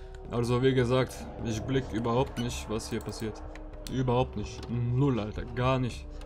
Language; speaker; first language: German; native; German